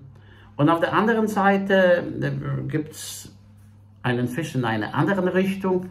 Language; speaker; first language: German; non-native, fluent; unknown